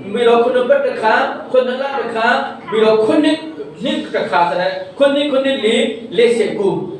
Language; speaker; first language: Burmese; non-native, local second language; Hakha Chin